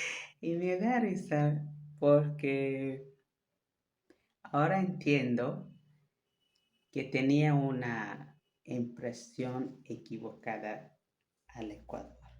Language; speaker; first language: Spanish; non-native, fluent; French